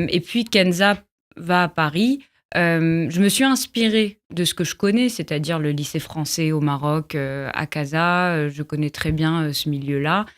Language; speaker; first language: French; non-native, local second language; Arabic